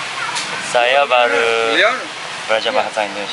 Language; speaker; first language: Indonesian; non-native, learner; Japanese